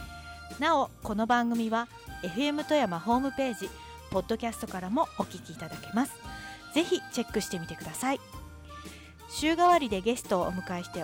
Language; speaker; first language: Japanese; native; Japanese